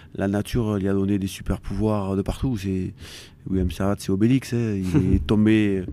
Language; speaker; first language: French; native; French